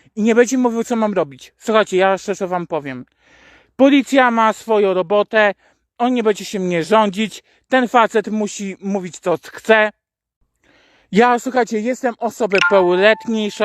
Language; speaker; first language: Polish; native; Polish